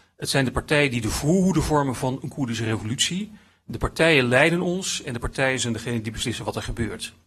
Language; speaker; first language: Dutch; native; Dutch